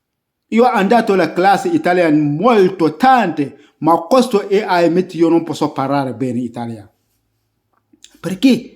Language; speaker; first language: Italian; non-native, learner; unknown